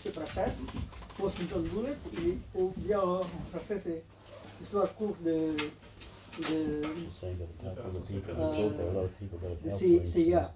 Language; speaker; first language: French; non-native, fluent; Indonesian